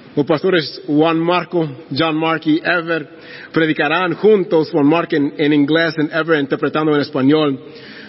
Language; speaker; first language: English; native; English